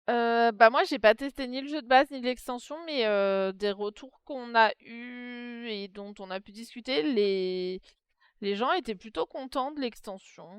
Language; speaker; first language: French; native; French